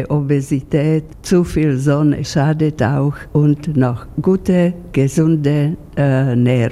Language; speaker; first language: German; non-native, fluent; Slovak